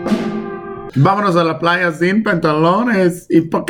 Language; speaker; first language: Spanish; non-native, learner; English